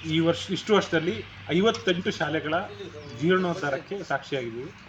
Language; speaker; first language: Kannada; native; Kannada